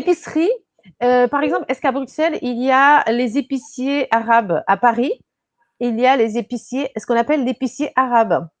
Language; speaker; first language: French; non-native, fluent; Portuguese